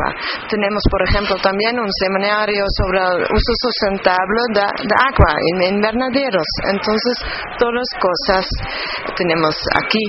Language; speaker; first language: Spanish; non-native, fluent; Dutch